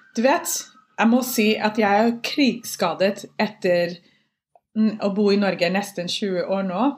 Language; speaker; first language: Norwegian; non-native, fluent; English